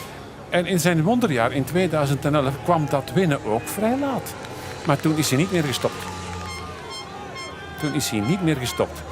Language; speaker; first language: Dutch; native; Dutch